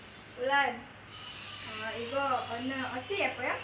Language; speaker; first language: Korean; non-native, learner; Indonesian